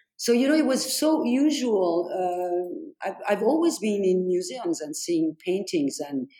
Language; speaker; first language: English; non-native, fluent; French